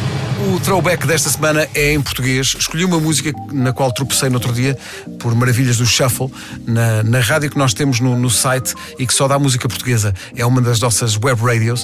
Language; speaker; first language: Portuguese; native; Portuguese